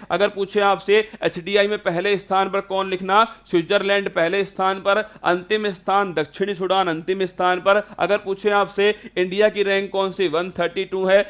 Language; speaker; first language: Hindi; native; Hindi